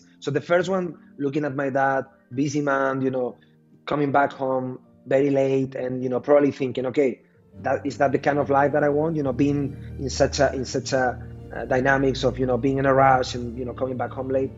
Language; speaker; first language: English; non-native, fluent; Spanish